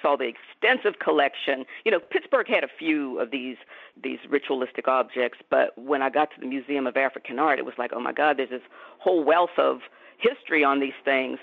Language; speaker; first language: English; native; English